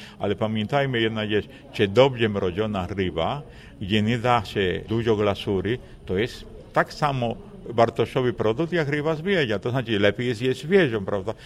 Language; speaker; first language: Polish; non-native, fluent; Spanish